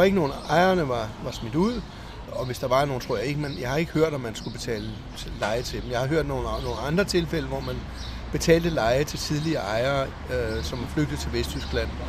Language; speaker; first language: Danish; native; Danish